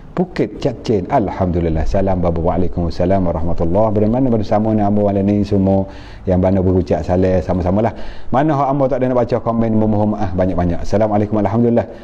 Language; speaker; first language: Malay; native; Malay